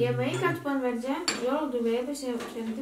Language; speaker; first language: Turkish; non-native, learner; Indonesian